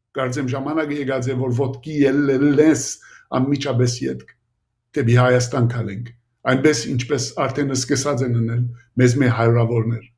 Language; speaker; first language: Armenian; early bilingual, heritage; Armenian